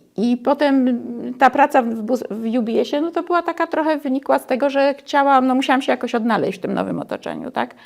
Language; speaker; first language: Polish; native; Polish